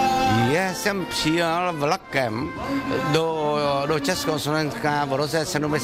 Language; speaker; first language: Czech; non-native, local second language; Vietnamese